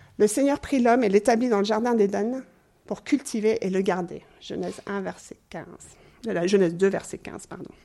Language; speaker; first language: French; non-native, fluent; English